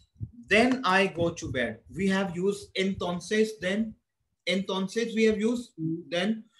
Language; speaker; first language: English; non-native, local second language; Hindi